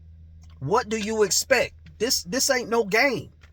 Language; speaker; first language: English; native; English